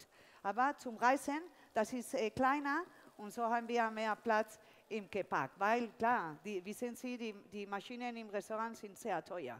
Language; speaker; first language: German; non-native, fluent; Spanish